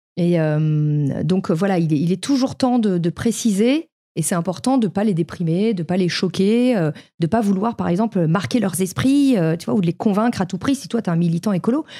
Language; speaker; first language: French; native; French